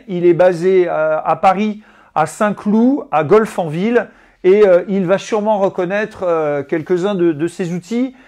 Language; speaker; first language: French; native; French